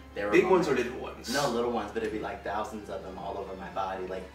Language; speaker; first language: English; native; English